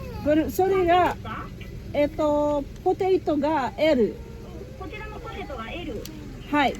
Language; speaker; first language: Japanese; non-native, learner; Filipino